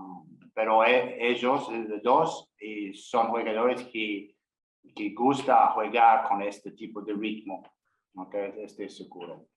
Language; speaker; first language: Spanish; non-native, learner; English